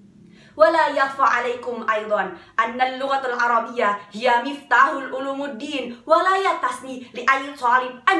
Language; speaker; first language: Arabic; non-native, learner; Indonesian